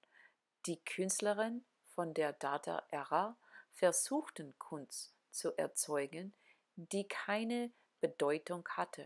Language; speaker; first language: German; non-native, learner; English